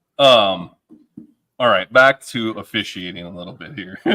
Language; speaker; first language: English; native; English